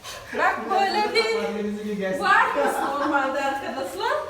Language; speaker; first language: Turkish; non-native, learner; Indonesian